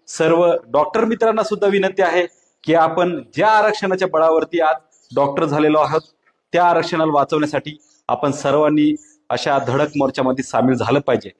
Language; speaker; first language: Marathi; non-native, local second language; Bhili